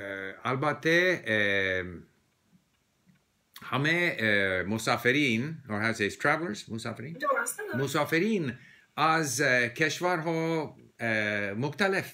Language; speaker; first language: Persian; non-native, learner; English